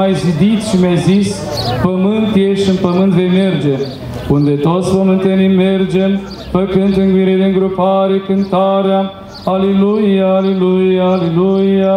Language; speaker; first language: Romanian; native; Romanian